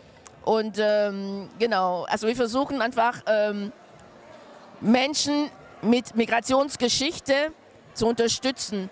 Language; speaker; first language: German; non-native, fluent; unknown